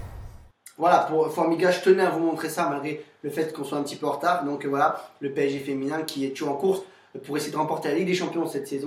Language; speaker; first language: French; native; French